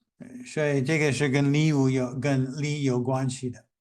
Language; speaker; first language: Chinese; non-native, fluent; English